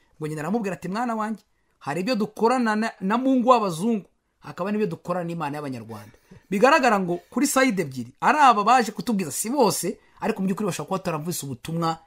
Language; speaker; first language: Kinyarwanda; native; Kinyarwanda